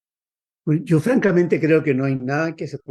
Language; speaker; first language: Spanish; native; Spanish